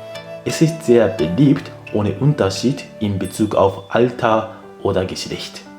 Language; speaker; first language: German; non-native, fluent; Japanese